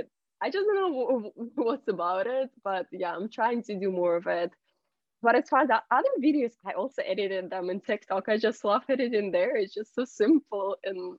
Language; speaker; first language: English; non-native, fluent; Russian